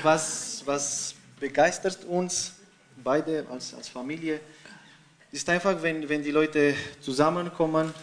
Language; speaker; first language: German; non-native, fluent; Romanian